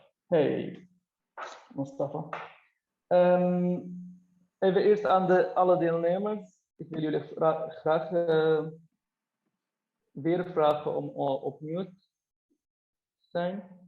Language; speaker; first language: Dutch; non-native, fluent; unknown